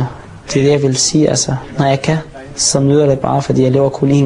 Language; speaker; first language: Danish; non-native, fluent; Arabic